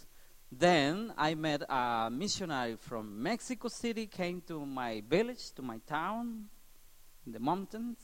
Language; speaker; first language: English; non-native, learner; Spanish